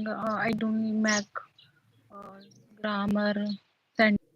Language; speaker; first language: English; non-native, learner; Hindi